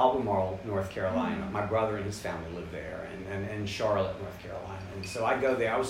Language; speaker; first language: English; native; English